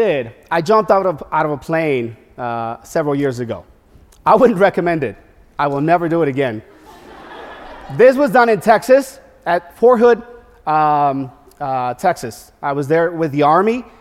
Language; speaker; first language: English; non-native, fluent; Spanish